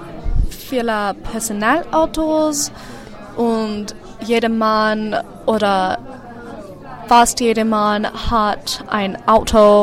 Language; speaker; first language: German; non-native, learner; English